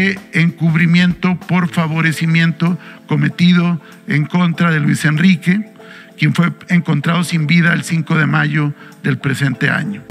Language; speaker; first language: Spanish; native; Spanish